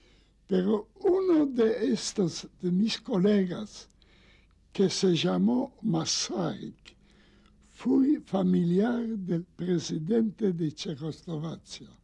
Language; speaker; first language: Spanish; non-native, learner; Yiddish